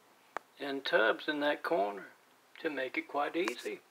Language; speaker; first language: English; native; English